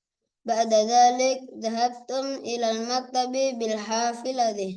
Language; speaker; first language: Arabic; non-native, learner; Indonesian